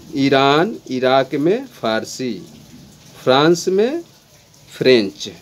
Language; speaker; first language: Hindi; native; Hindi